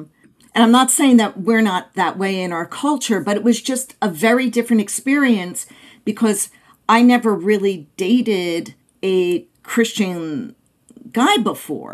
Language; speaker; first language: English; native; English